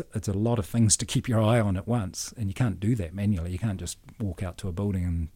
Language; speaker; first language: English; native; English